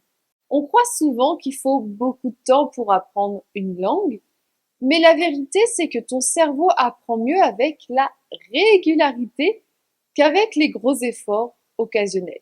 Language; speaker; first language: French; native; French